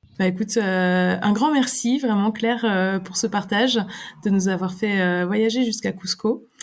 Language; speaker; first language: French; native; French